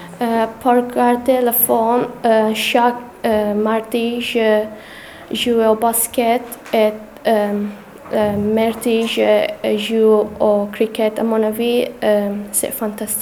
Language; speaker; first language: French; non-native, learner; English